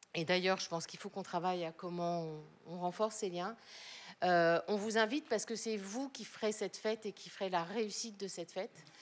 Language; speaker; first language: French; native; French